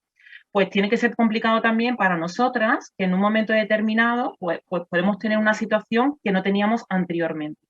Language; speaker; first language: Spanish; native; Spanish